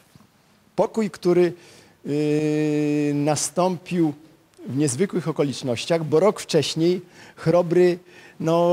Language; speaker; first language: Polish; native; Polish